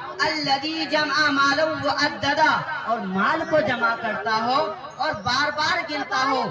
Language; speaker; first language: Urdu; non-native, local second language; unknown